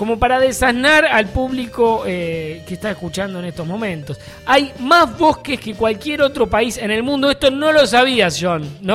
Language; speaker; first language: Spanish; native; Spanish